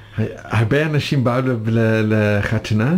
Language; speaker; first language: Hebrew; non-native, learner; English